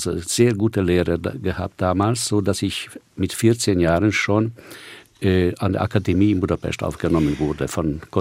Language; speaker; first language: German; non-native, fluent; Hungarian